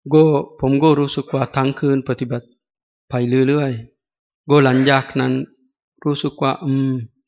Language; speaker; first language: Thai; non-native, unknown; Sinhala